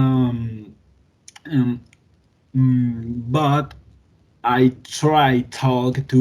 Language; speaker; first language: English; non-native, learner; Spanish